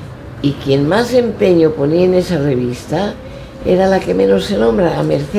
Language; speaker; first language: Spanish; native; Spanish